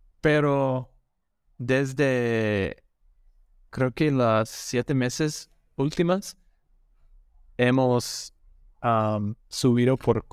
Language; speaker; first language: Spanish; non-native, learner; English